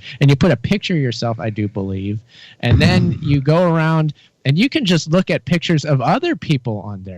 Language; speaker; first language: English; native; English